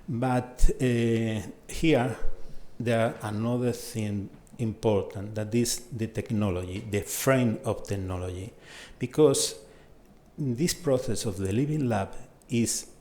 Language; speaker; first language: English; non-native, fluent; Spanish